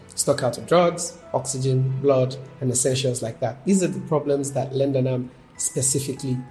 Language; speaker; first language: English; non-native, local second language; Yoruba